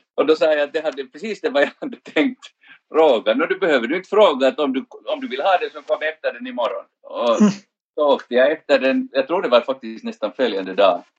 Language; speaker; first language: Swedish; native; Swedish